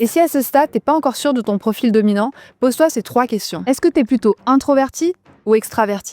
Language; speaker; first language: French; native; French